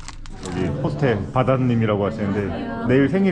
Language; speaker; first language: Korean; native; Korean